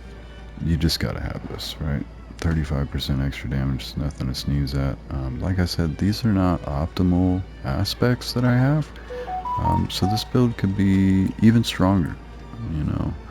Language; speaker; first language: English; native; English